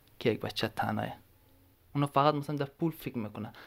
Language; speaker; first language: Swedish; non-native, learner; Persian